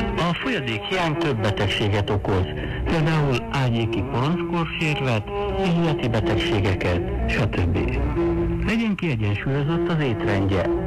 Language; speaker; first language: Hungarian; non-native, fluent; Chinese